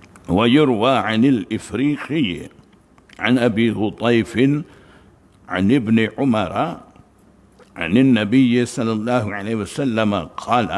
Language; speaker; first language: Arabic; non-native, fluent; Malay